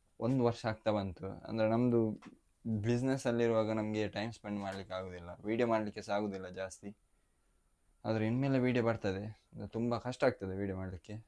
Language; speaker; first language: Kannada; non-native, local second language; Tulu